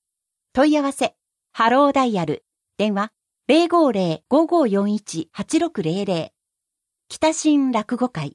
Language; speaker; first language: Japanese; native; Japanese